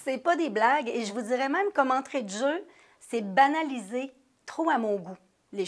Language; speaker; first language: French; native; French